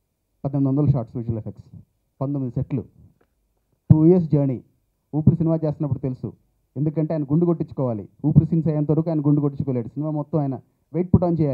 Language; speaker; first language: Telugu; native; Telugu